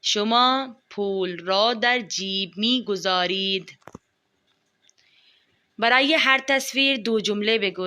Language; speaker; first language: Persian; non-native, fluent; Urdu